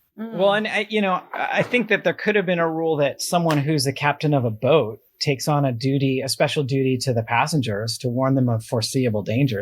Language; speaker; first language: English; native; English